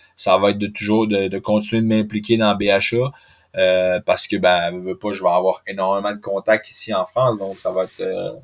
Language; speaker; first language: French; native; French